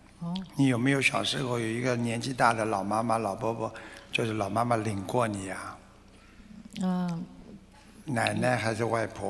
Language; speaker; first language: Chinese; non-native, local second language; Wu Chinese